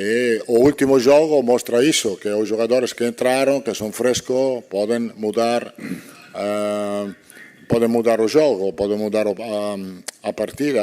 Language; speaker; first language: Portuguese; non-native, fluent; Italian